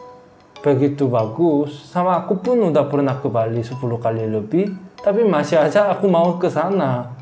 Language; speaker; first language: Indonesian; non-native, fluent; Korean